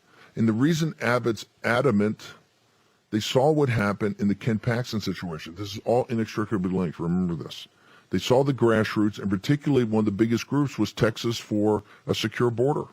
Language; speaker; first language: English; native; English